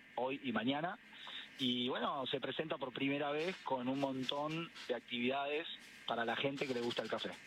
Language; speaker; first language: Spanish; native; Spanish